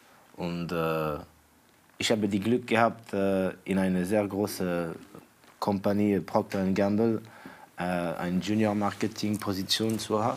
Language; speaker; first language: German; non-native, fluent; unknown